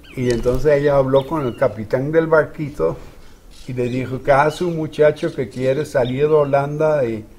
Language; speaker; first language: Spanish; non-native, fluent; Dutch